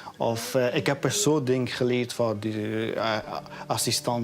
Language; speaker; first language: Dutch; non-native, learner; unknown